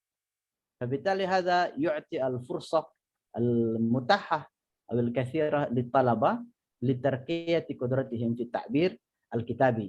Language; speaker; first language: Arabic; non-native, fluent; Indonesian